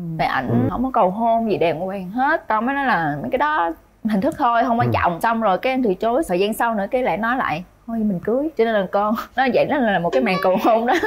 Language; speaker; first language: Vietnamese; native; Vietnamese